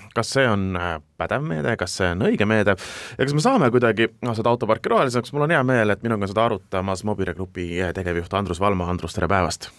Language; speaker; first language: Estonian; native; Estonian